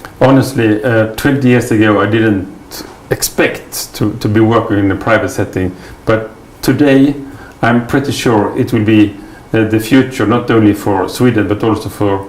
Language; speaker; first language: English; non-native, fluent; Swedish